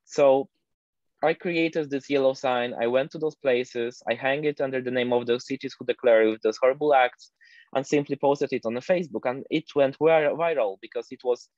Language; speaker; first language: English; non-native, fluent; Polish